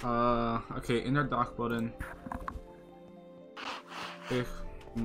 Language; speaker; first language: German; non-native, learner; English